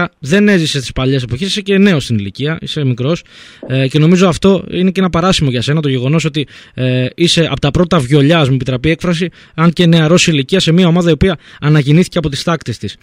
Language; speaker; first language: Greek; native; Greek